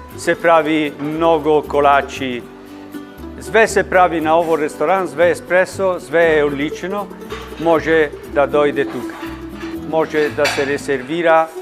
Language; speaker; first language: Macedonian; non-native, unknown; Italian